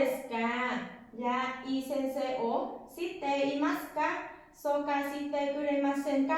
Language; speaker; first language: Japanese; non-native, learner; Vietnamese